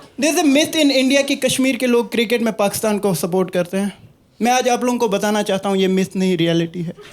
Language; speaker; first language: Hindi; non-native, local second language; Kashmiri